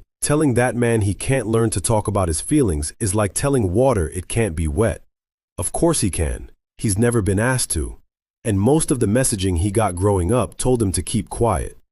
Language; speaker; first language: English; native; English